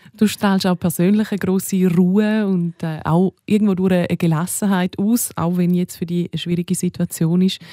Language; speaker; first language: German; native; German